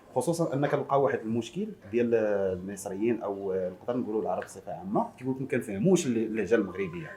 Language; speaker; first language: Arabic; native; Arabic